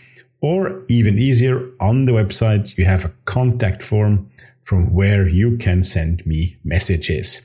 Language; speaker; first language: English; non-native, fluent; German